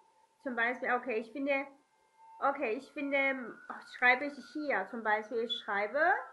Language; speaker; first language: German; non-native, learner; Chinese